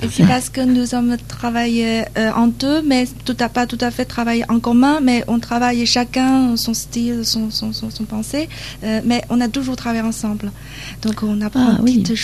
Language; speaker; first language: French; non-native, learner; Chinese